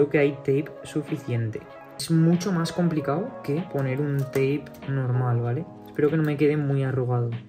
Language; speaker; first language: Spanish; native; Spanish